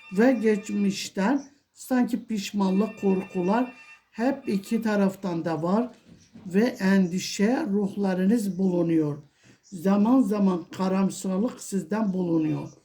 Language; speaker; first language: Turkish; non-native, local second language; Kurdish